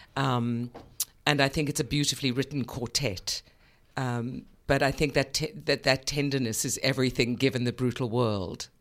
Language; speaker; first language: English; native; English